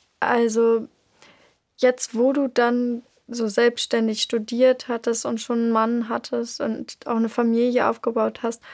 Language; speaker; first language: German; native; German